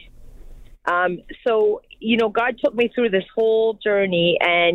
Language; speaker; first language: English; non-native, fluent; French